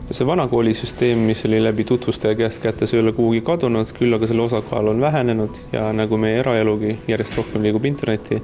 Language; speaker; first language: Estonian; native; Estonian